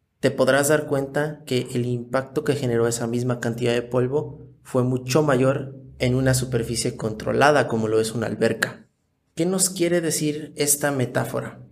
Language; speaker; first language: Spanish; native; Spanish